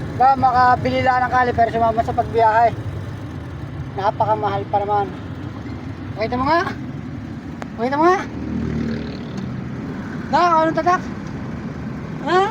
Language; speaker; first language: Filipino; native; Filipino